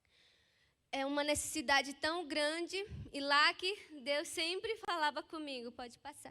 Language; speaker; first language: Portuguese; non-native, local second language; Ticuna